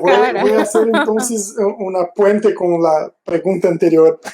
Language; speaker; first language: Spanish; non-native, fluent; Portuguese